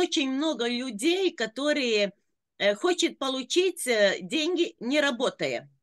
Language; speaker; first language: Russian; non-native, local second language; Latvian